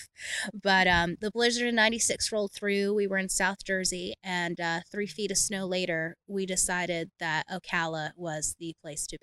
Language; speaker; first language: English; native; English